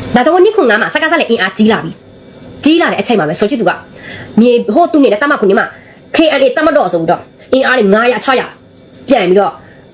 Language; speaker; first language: Burmese; non-native, local second language; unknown